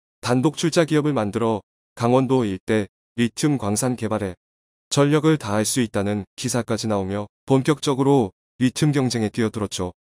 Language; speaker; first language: Korean; native; Korean